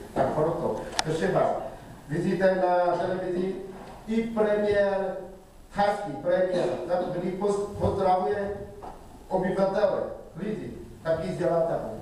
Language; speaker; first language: Czech; non-native, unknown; Vietnamese